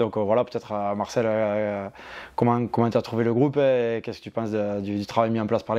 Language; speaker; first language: French; native; French